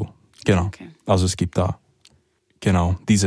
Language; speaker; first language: German; early bilingual, other home language; Spanish